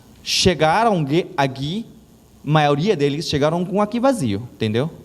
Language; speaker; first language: Portuguese; non-native, learner; Chinese